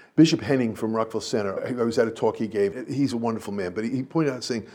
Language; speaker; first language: English; native; English